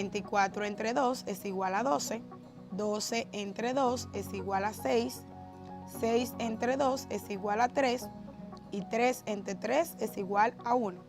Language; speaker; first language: Spanish; native; Spanish